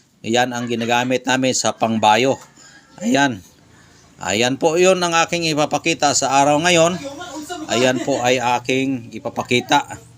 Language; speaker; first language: Filipino; non-native, local second language; Cebuano